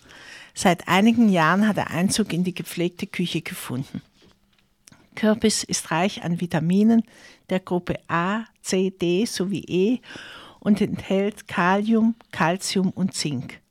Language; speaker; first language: German; native; German